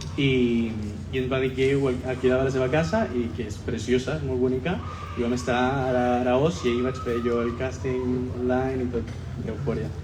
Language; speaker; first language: Catalan; non-native, fluent; Spanish